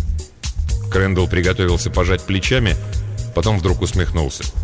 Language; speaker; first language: Russian; native; Russian